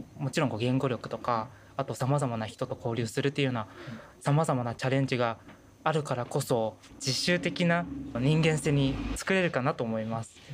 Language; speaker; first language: Japanese; non-native, fluent; Chinese